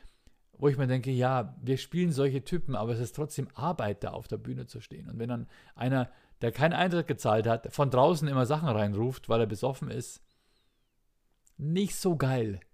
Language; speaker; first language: German; native; German